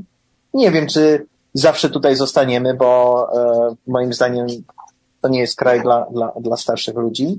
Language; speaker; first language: Polish; early bilingual, heritage; English